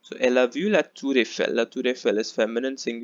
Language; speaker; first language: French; non-native, fluent; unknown